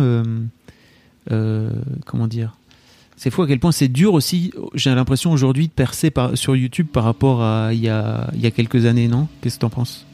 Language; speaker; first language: French; native; French